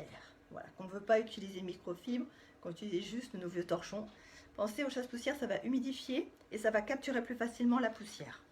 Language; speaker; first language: French; native; French